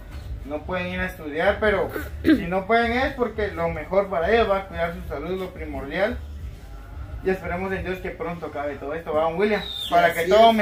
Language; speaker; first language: Spanish; native; Spanish